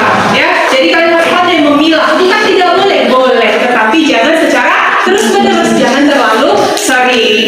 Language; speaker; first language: Indonesian; native; Indonesian